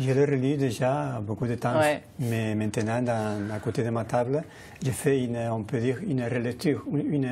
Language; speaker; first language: French; non-native, learner; Spanish